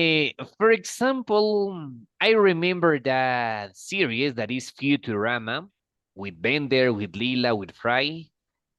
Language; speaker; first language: English; non-native, fluent; Spanish